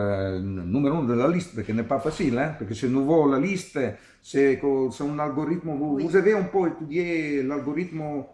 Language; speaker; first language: French; non-native, learner; Italian